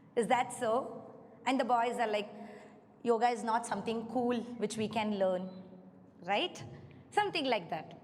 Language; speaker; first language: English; non-native, local second language; Kannada